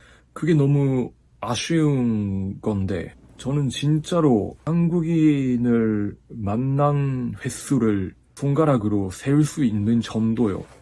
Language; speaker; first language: Korean; non-native, fluent; Japanese